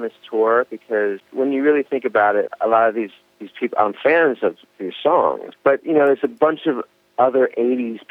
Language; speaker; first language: English; native; English